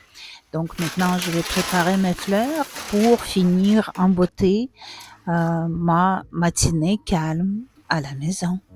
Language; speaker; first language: French; non-native, fluent; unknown